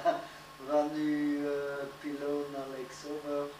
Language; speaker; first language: Dutch; non-native, learner; French